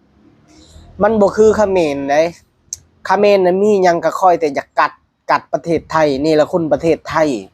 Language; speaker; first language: Thai; non-native, local second language; Lao